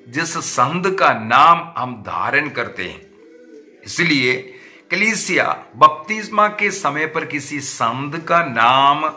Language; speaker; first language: Hindi; non-native, local second language; Malayalam